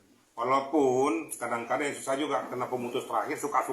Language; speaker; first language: Indonesian; native; Indonesian